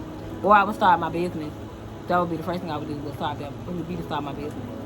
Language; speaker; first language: English; native; English